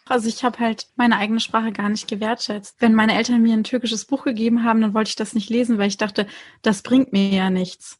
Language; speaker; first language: German; early bilingual, other home language; Turkish